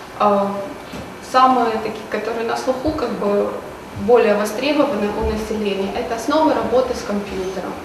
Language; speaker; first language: Russian; native; Russian